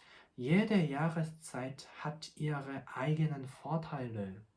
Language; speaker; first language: German; non-native, fluent; Korean